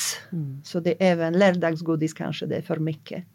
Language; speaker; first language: Swedish; non-native, fluent; Polish